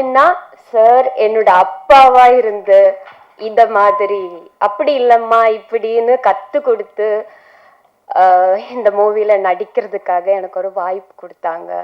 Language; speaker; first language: Tamil; non-native, learner; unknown